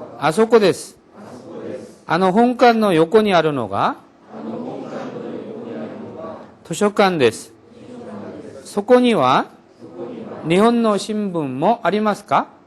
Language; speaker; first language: Japanese; non-native, fluent; Korean